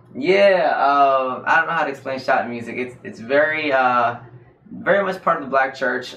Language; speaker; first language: English; native; English